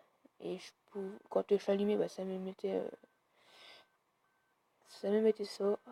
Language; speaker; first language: French; native; French